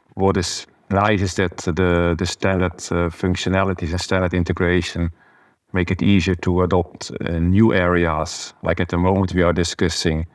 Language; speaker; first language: English; non-native, fluent; Dutch